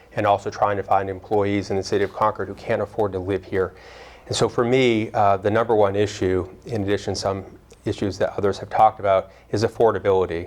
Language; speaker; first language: English; native; English